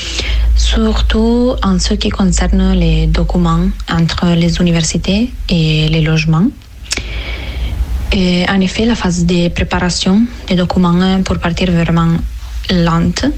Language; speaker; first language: French; non-native, fluent; Italian